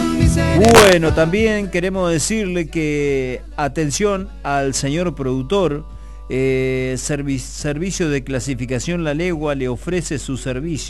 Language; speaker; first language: Spanish; native; Spanish